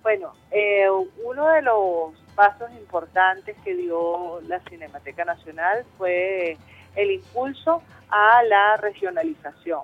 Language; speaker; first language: Spanish; native; Spanish